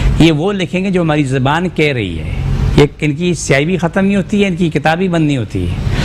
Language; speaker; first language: Urdu; non-native, local second language; Pashto